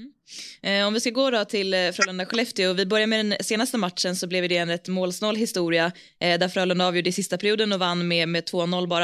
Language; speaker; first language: Swedish; native; Swedish